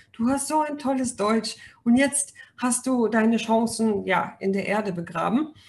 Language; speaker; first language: German; non-native, fluent; Russian